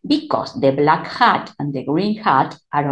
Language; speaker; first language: English; non-native, fluent; Spanish